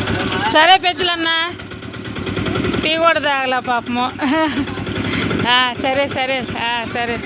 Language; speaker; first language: Telugu; native; Telugu